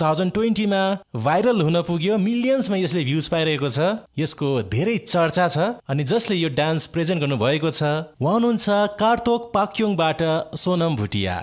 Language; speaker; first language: Nepali; native; Nepali